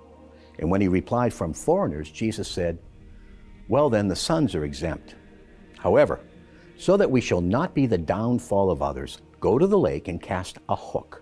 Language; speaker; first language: English; native; English